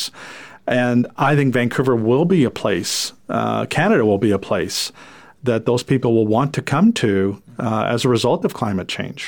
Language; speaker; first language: English; non-native, fluent; French